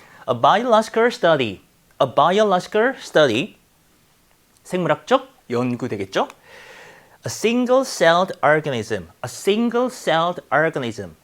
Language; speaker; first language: English; non-native, fluent; Korean